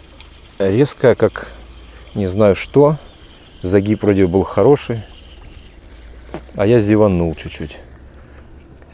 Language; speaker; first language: Russian; native; Russian